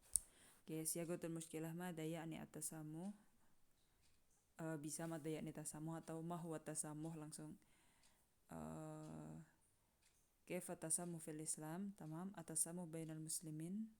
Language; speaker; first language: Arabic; non-native, fluent; Indonesian